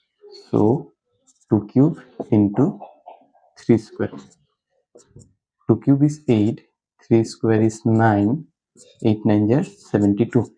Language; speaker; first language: English; non-native, local second language; Hindi